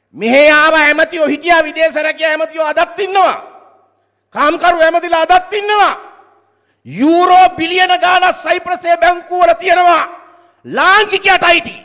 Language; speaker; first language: Sinhala; native; Sinhala